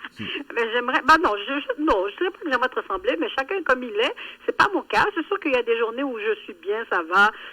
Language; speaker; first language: French; early bilingual, other home language; Haitian Creole